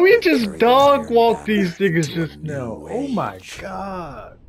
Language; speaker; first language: English; native; English